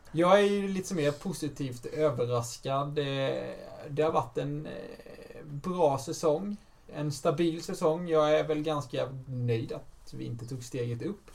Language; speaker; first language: Swedish; native; Swedish